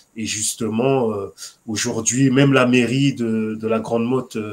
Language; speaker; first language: French; native; French